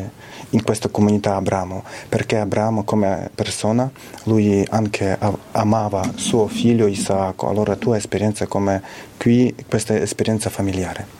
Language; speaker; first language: Italian; non-native, fluent; Ukrainian